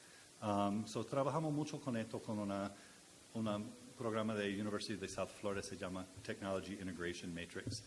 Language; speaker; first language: Spanish; non-native, learner; English